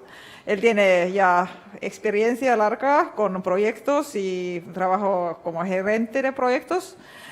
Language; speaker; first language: Spanish; non-native, fluent; Finnish